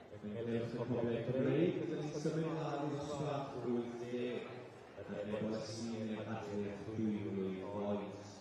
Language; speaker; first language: Welsh; native; Welsh